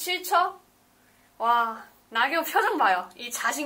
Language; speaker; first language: Korean; non-native, learner; Chinese